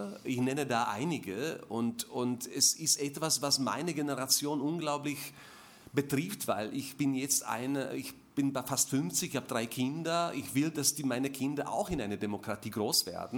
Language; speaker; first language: German; non-native, fluent; Slovak